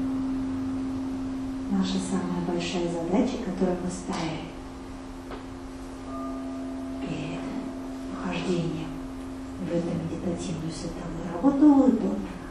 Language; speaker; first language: Russian; native; Russian